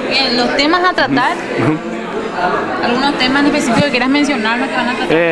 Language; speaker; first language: Spanish; native; Spanish